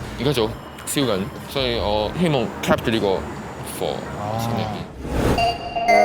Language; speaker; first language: Cantonese; non-native, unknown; Japanese